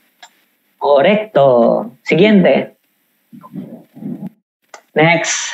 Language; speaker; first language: Spanish; non-native, fluent; Filipino